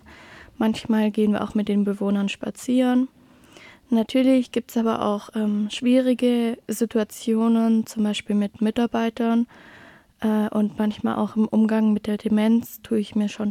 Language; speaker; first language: German; native; German